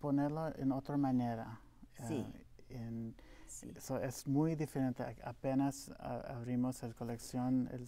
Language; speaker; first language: Spanish; non-native, local second language; English